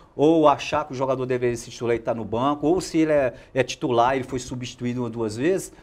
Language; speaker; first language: Portuguese; native; Portuguese